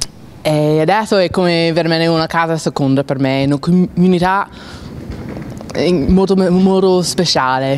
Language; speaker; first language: Italian; non-native, learner; English